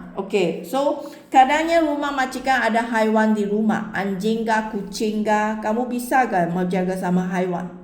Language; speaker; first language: Malay; non-native, local second language; Chinese